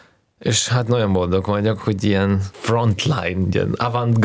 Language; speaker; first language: Hungarian; non-native, fluent; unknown